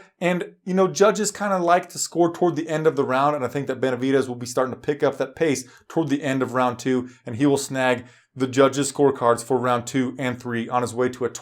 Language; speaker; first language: English; native; English